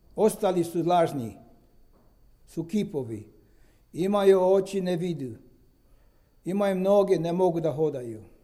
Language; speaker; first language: Serbian; non-native, fluent; Romanian